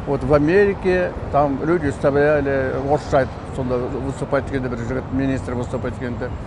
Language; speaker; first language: Russian; non-native, local second language; Kazakh